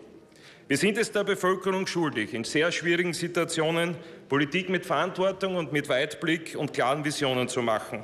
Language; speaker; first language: German; native; German